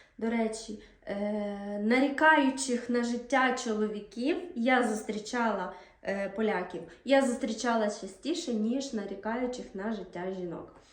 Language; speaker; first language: Ukrainian; native; Ukrainian